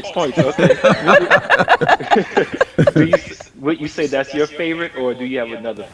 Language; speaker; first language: English; native; English